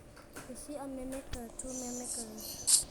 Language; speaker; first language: English; non-native, local second language; Filipino